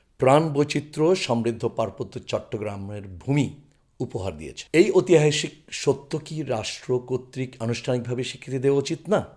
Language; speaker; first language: Bangla; non-native, local second language; Chakma